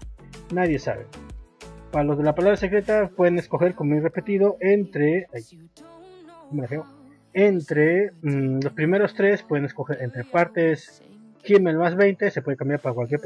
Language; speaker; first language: Spanish; native; Spanish